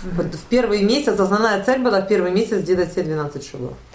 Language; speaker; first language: Russian; native; Russian